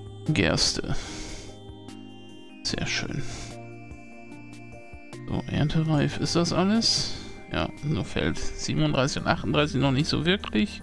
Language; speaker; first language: German; native; German